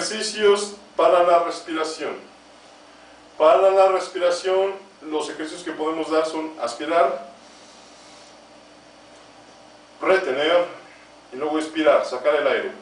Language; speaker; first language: Spanish; native; Spanish